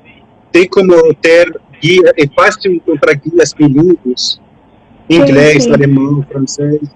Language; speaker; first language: Portuguese; non-native, fluent; French